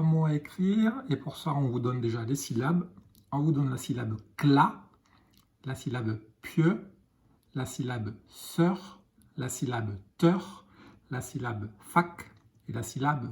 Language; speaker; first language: French; native; French